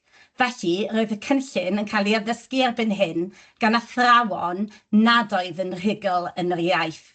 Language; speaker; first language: Welsh; native; Welsh